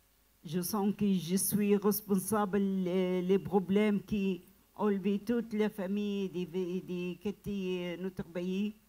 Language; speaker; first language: French; non-native, learner; Arabic